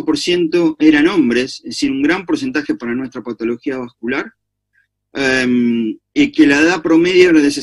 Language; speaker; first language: Spanish; native; Spanish